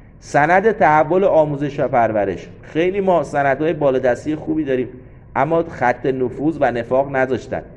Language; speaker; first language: Persian; native; Persian